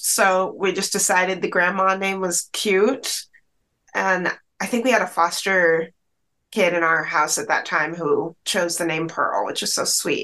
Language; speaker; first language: English; native; English